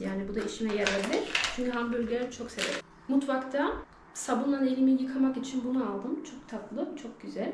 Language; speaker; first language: Turkish; early bilingual, heritage; Turkish